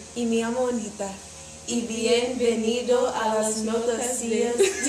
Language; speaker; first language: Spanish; non-native, learner; English